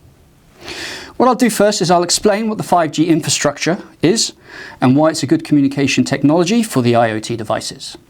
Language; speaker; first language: English; native; English